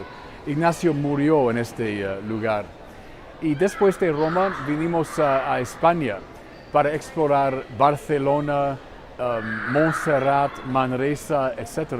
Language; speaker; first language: Spanish; non-native, fluent; English